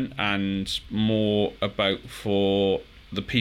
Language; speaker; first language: English; native; English